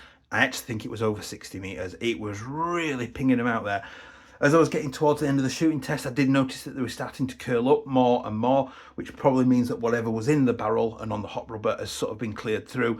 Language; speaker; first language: English; native; English